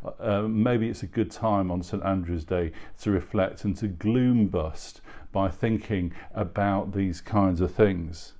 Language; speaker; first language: English; native; English